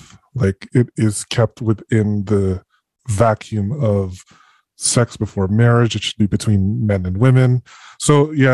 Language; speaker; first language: English; non-native, local second language; Filipino